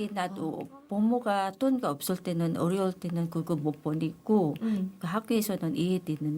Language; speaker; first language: Korean; non-native, learner; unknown